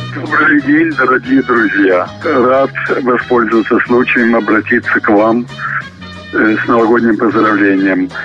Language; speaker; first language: Russian; non-native, local second language; Ukrainian